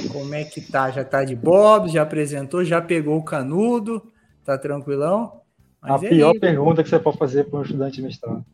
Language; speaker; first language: Portuguese; native; Portuguese